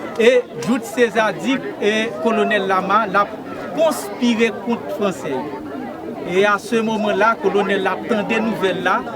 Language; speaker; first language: Haitian Creole; native; Haitian Creole